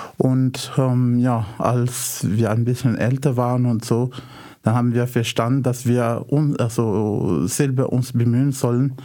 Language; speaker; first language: German; non-native, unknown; Arabic